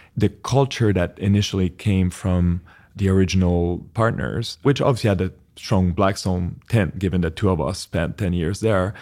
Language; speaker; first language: English; non-native, fluent; French